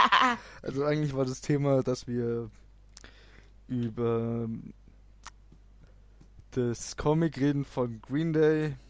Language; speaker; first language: German; native; German